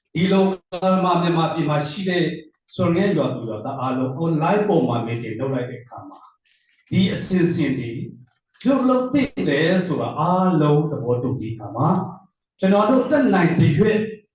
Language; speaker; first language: Burmese; non-native, local second language; Hakha Chin